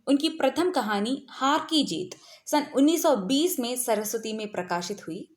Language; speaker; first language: Hindi; non-native, local second language; Malayalam